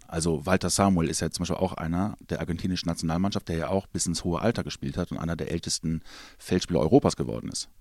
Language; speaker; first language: German; native; German